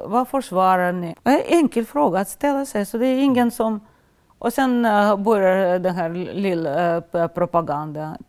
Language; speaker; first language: Swedish; non-native, fluent; Russian